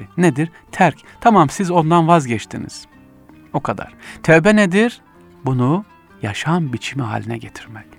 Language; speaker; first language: Turkish; native; Turkish